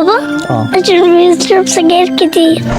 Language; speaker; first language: Arabic; native; Arabic